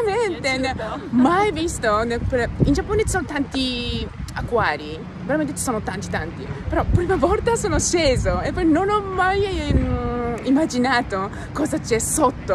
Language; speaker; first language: Italian; non-native, learner; Japanese